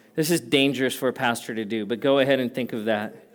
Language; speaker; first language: English; native; English